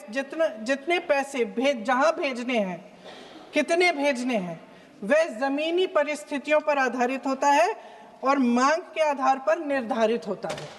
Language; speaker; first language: Hindi; native; Hindi